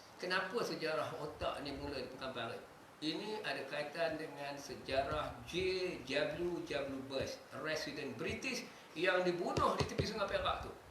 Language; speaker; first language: Malay; native; Malay